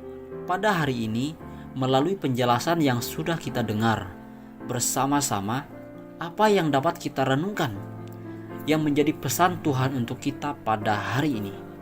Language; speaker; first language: Indonesian; native; Indonesian